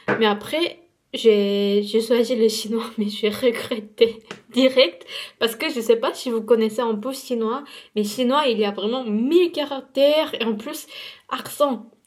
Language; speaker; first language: French; non-native, fluent; Korean